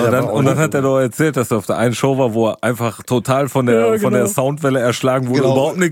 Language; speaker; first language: German; native; German